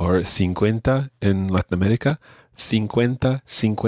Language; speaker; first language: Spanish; non-native, fluent; English